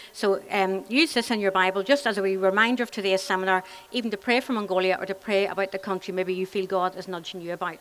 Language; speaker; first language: English; native; English